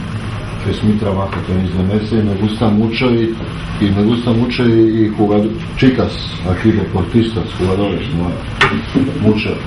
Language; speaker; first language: Spanish; non-native, learner; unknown